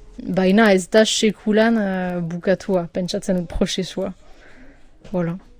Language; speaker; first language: Basque; non-native, local second language; French